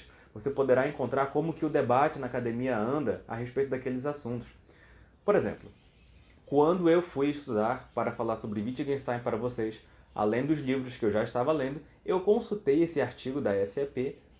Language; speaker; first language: Portuguese; native; Portuguese